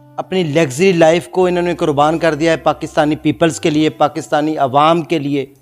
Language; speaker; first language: Urdu; native; Urdu